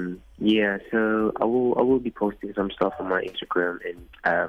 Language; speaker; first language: English; non-native, local second language; Zulu